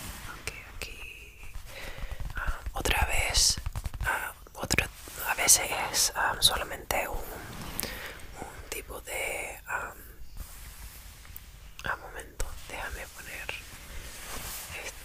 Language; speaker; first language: Spanish; non-native, fluent; English